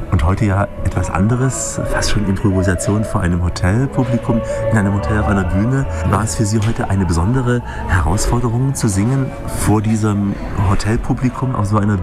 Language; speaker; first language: German; native; German